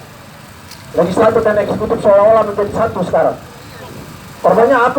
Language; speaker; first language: Indonesian; native; Indonesian